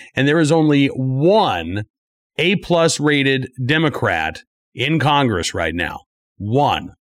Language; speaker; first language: English; native; English